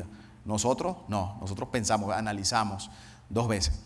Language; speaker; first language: Spanish; native; Spanish